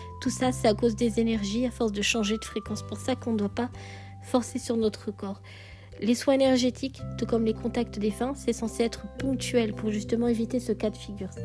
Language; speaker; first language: French; native; French